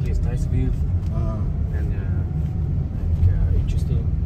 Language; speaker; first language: English; non-native, learner; Uyghur